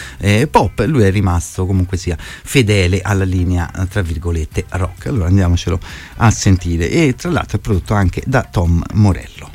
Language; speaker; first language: Italian; native; Italian